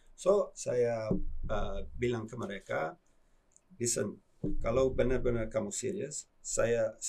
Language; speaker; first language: Indonesian; non-native, fluent; English